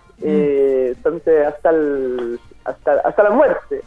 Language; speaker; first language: Spanish; non-native, fluent; French